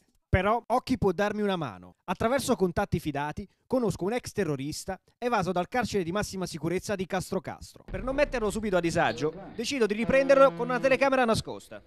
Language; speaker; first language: Italian; native; Italian